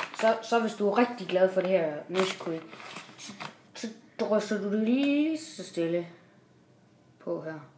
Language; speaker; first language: Danish; native; Danish